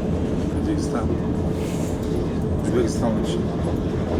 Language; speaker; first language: Russian; non-native, local second language; Uzbek